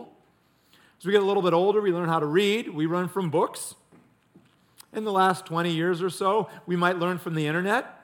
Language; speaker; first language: English; native; English